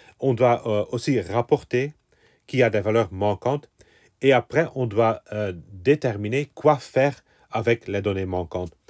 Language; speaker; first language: French; non-native, local second language; Dutch